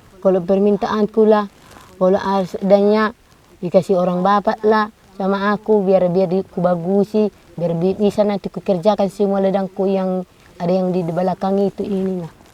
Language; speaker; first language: Indonesian; non-native, local second language; Batak Toba